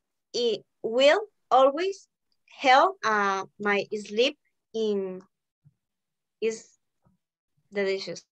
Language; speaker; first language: English; non-native, learner; Spanish